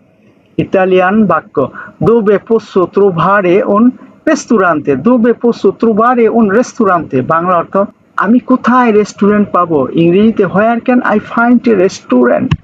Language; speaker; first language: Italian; non-native, learner; Bangla